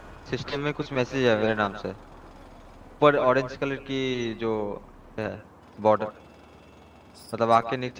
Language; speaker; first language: Hindi; native; Hindi